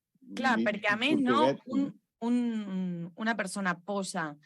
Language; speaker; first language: Catalan; non-native, local second language; Spanish